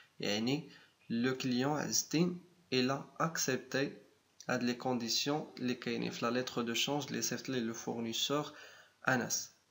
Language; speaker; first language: French; non-native, local second language; Arabic